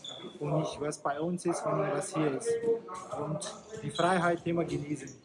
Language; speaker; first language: German; non-native, fluent; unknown